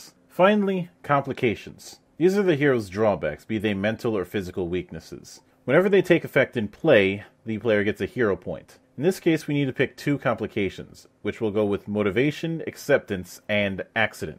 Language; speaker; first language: English; native; English